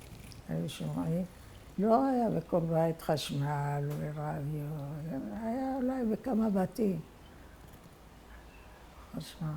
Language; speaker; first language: Hebrew; non-native, fluent; Arabic